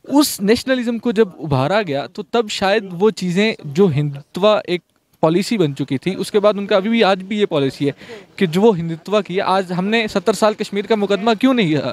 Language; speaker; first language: Urdu; native; Urdu